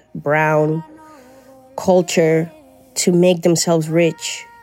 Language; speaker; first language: English; non-native, fluent; Spanish